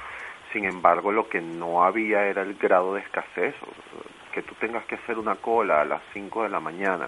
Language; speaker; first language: Spanish; native; Spanish